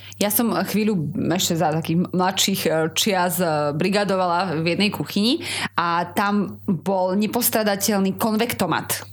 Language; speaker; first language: Slovak; native; Slovak